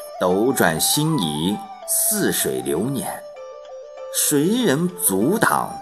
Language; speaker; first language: Chinese; native; Chinese